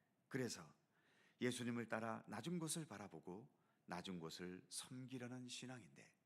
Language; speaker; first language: Korean; native; Korean